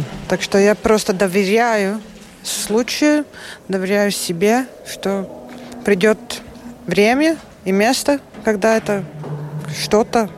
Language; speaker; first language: Russian; non-native, local second language; Latvian